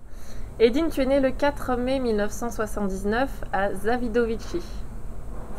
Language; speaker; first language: French; native; French